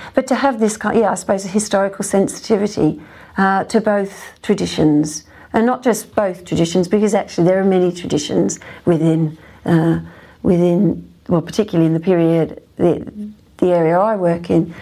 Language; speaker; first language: English; native; English